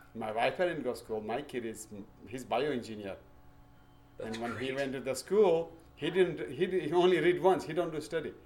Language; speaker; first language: English; non-native, local second language; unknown